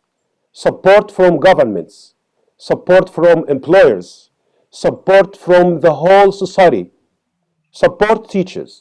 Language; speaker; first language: English; non-native, fluent; Arabic